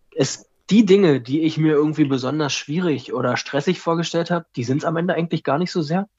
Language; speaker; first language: German; native; German